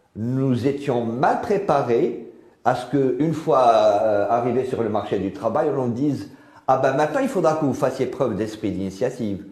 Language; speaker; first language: French; non-native, local second language; Arabic